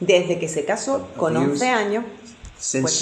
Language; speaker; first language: Spanish; native; Spanish